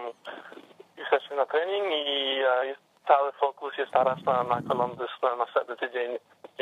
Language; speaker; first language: Polish; early bilingual, heritage; English